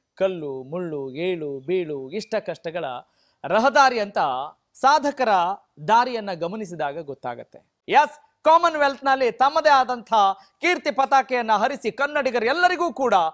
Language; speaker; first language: Kannada; native; Kannada